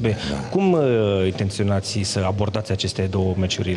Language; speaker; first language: Romanian; native; Romanian